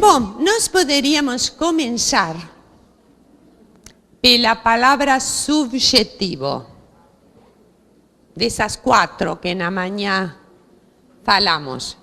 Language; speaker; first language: Portuguese; non-native, fluent; Spanish